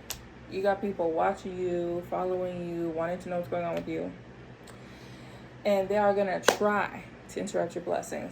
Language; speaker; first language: English; native; English